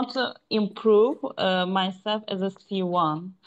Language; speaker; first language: English; non-native, fluent; Turkish